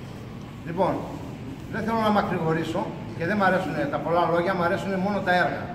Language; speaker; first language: Greek; native; Greek